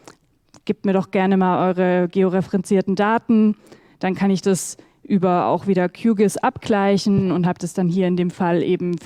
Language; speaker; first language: German; native; German